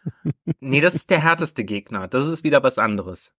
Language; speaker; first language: German; native; German